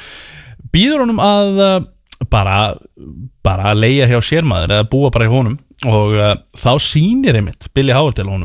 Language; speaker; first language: Icelandic; native; Icelandic